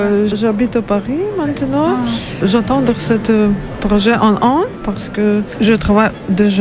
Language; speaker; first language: French; non-native, learner; Ukrainian